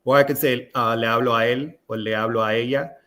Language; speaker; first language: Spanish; non-native, fluent; English